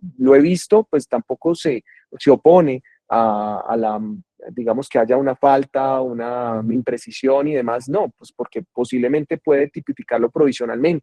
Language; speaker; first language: Spanish; native; Spanish